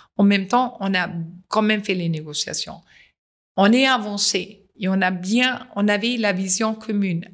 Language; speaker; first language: French; non-native, fluent; German